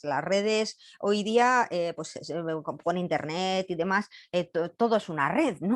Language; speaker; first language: Spanish; native; Spanish